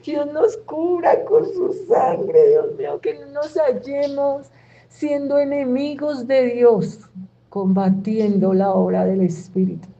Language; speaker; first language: Spanish; native; Spanish